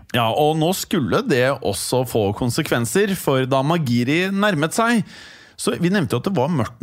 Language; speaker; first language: Norwegian; native; Norwegian